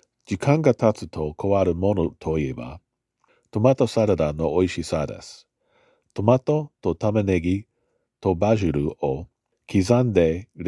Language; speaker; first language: Japanese; non-native, learner; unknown